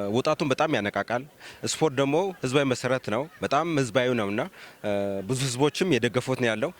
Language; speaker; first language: Amharic; non-native, local second language; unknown